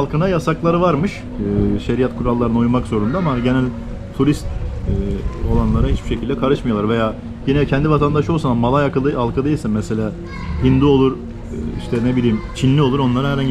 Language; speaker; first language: Turkish; native; Turkish